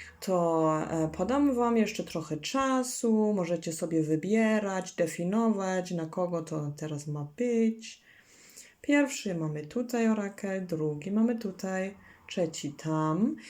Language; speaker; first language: Polish; non-native, learner; German